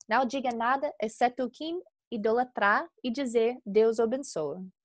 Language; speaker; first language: Portuguese; non-native, fluent; English